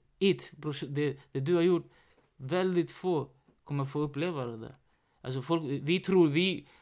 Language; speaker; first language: Swedish; early bilingual, other home language; Spanish